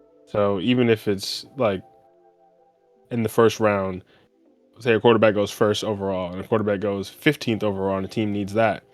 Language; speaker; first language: English; native; English